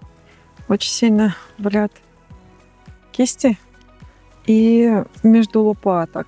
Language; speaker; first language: Russian; native; Russian